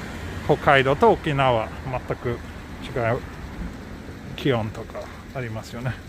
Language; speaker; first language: Japanese; non-native, fluent; Swedish